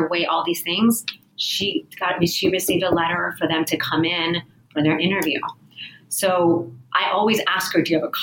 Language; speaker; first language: English; early bilingual, other home language; Spanish